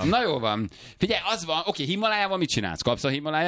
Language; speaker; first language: Hungarian; native; Hungarian